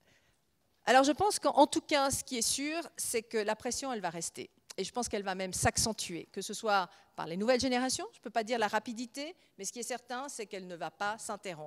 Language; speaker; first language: French; native; French